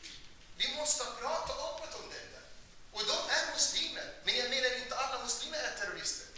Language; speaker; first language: Swedish; non-native, fluent; Arabic